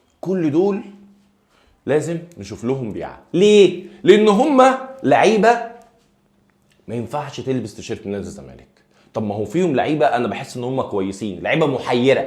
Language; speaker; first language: Arabic; native; Arabic